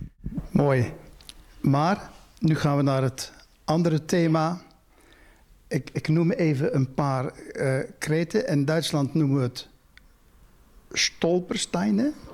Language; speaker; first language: Dutch; native; Dutch